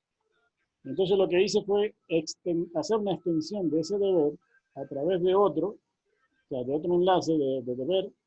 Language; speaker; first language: Spanish; native; Spanish